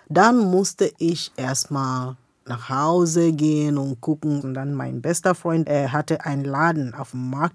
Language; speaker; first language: German; non-native, fluent; Igbo